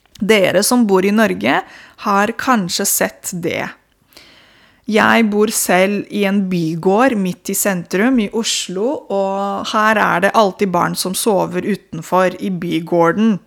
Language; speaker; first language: Norwegian; non-native, fluent; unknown